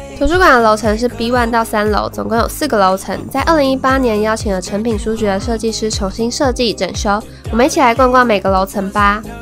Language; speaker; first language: Chinese; native; Chinese